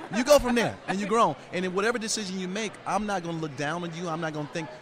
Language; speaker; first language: English; native; English